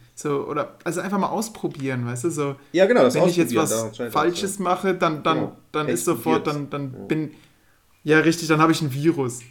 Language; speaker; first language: German; native; German